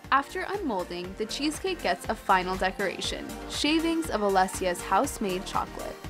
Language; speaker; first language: English; native; English